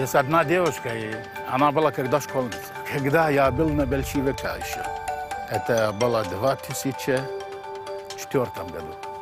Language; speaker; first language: Ukrainian; non-native, learner; Arabic